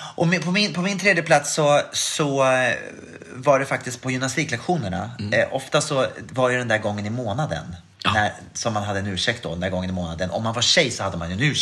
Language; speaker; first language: Swedish; native; Swedish